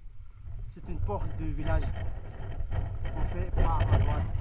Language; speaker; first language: French; non-native, fluent; Nepali